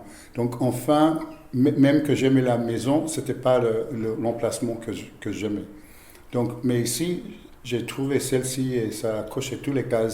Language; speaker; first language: French; non-native, fluent; English